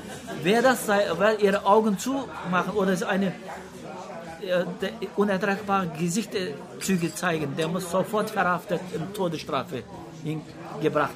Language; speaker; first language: German; non-native, learner; Uyghur